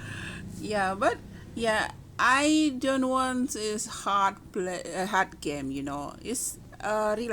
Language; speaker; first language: English; non-native, learner; Indonesian